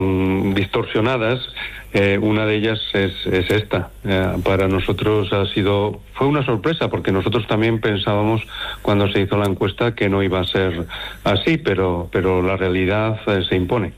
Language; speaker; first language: Spanish; native; Spanish